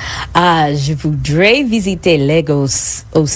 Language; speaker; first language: French; non-native, learner; English